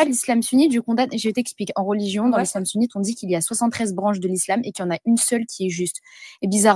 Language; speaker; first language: French; native; French